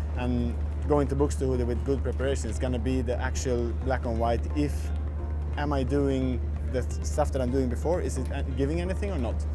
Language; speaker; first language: English; non-native, fluent; Swedish